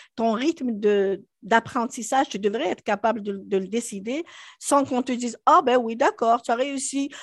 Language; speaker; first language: French; non-native, local second language; Arabic